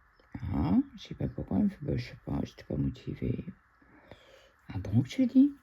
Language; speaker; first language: French; native; French